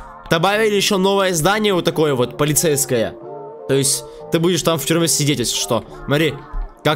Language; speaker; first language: Russian; native; Russian